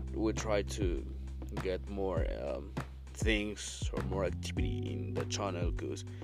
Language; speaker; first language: English; non-native, learner; Spanish